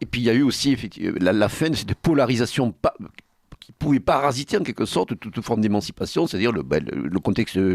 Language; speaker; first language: French; native; French